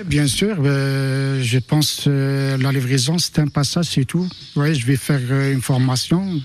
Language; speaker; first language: French; non-native, local second language; Arabic